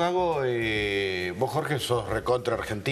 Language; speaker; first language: Spanish; native; Spanish